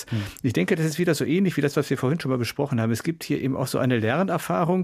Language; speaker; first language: German; native; German